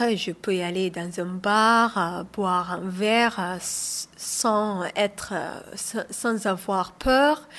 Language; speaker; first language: French; non-native, fluent; Arabic